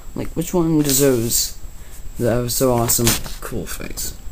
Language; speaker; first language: English; native; English